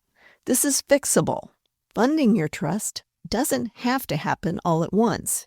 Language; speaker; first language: English; native; English